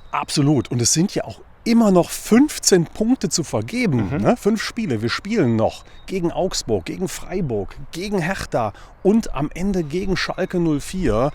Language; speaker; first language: German; native; German